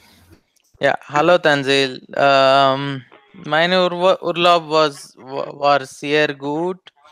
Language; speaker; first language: German; non-native, learner; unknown